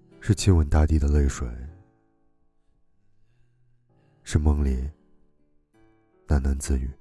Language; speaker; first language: Chinese; native; Chinese